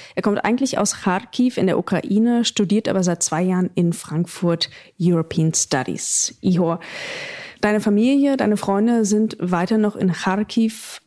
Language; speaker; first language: German; native; German